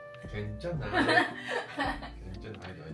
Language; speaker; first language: Korean; non-native, learner; Japanese